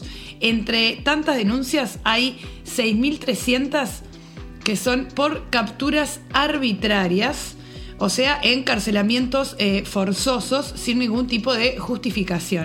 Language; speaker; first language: Spanish; native; Spanish